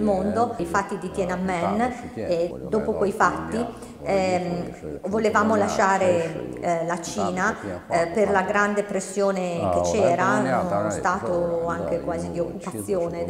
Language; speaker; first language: Italian; non-native, fluent; Chinese